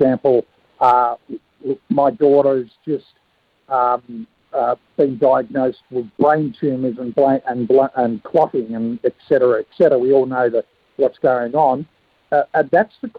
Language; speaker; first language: English; native; English